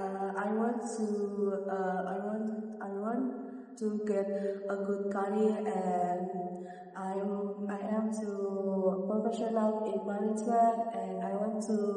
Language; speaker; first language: English; non-native, learner; Indonesian